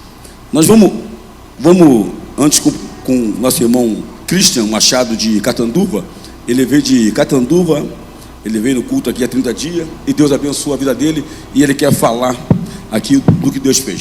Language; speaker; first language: Portuguese; native; Portuguese